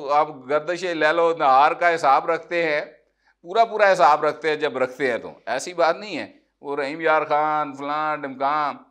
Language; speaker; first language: Urdu; non-native, local second language; Punjabi